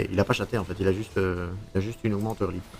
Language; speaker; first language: French; native; French